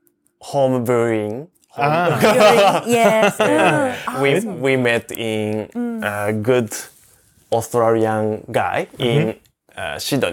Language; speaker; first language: English; non-native, learner; Japanese